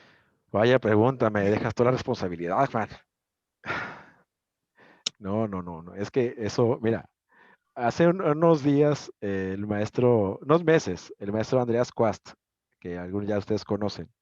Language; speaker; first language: Spanish; native; Spanish